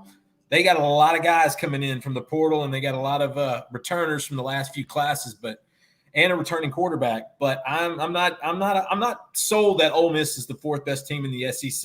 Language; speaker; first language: English; native; English